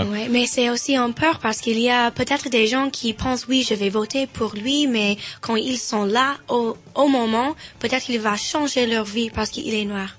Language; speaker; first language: French; non-native, fluent; English